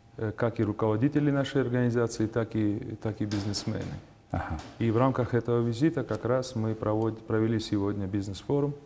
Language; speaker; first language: Russian; non-native, local second language; Georgian